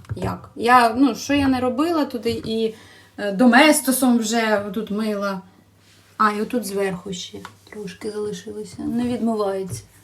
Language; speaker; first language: Ukrainian; non-native, local second language; Russian